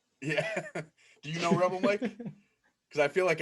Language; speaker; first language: English; native; English